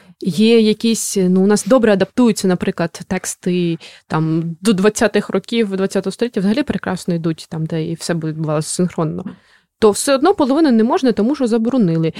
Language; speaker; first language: Ukrainian; native; Ukrainian